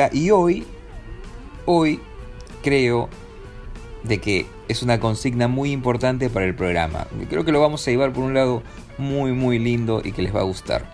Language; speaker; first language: Spanish; native; Spanish